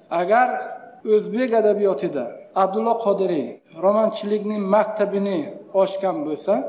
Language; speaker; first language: Uzbek; non-native, fluent; Tajik